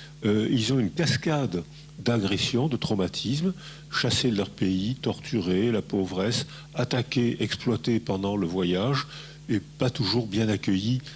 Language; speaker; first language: French; native; French